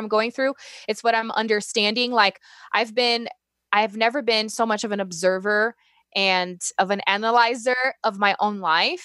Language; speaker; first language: English; non-native, fluent; Portuguese